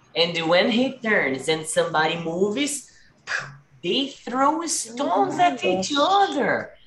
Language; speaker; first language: English; non-native, fluent; Portuguese